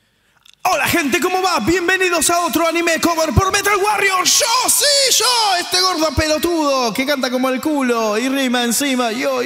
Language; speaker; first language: Spanish; native; Spanish